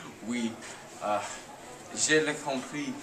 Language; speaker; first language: French; non-native, learner; English